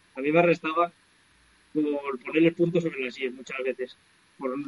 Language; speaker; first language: Spanish; native; Spanish